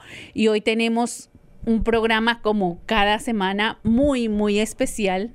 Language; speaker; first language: Spanish; native; Spanish